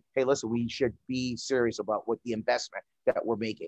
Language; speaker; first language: English; early bilingual, other home language; Spanish